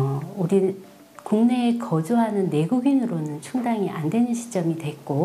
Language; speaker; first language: Korean; native; Korean